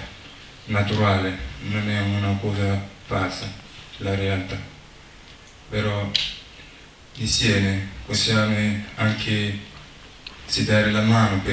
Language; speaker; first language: Italian; non-native, learner; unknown